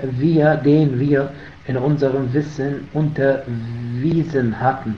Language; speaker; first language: German; non-native, fluent; Arabic